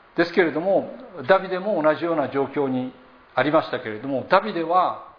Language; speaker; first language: Japanese; native; Japanese